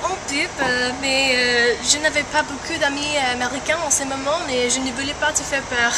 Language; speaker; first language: French; non-native, learner; English